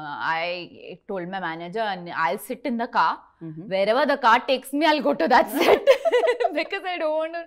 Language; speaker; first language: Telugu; non-native, learner; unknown